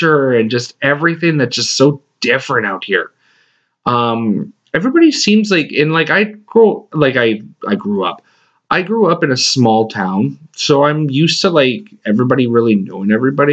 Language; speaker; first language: English; native; English